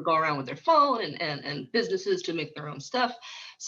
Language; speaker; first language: English; native; English